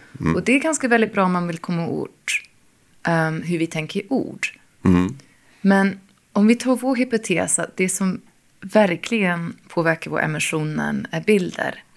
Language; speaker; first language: Swedish; non-native, fluent; English